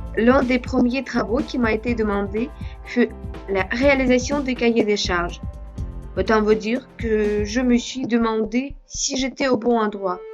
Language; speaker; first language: French; non-native, fluent; Russian